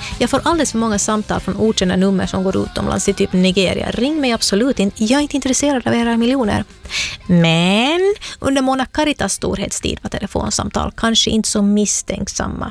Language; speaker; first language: Swedish; native; Swedish